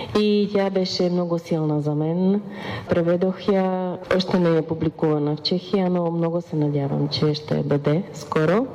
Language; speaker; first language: Bulgarian; non-native, fluent; Czech